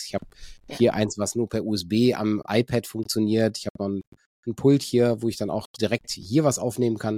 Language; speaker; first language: German; native; German